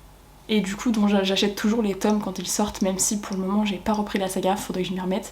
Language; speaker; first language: French; native; French